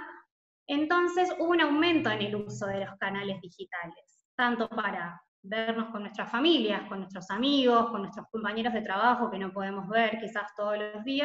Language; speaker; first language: Spanish; native; Spanish